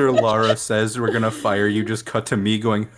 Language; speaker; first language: English; native; English